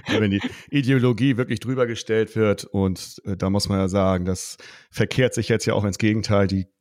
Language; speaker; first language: German; native; German